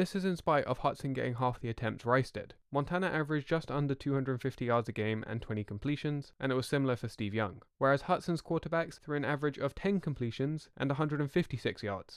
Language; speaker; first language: English; native; English